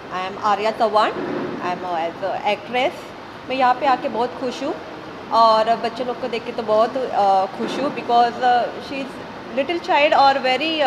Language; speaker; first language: Hindi; native; Hindi